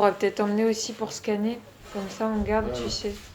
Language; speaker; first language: French; native; French